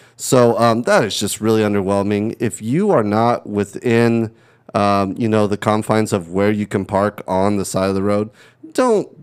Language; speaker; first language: English; native; English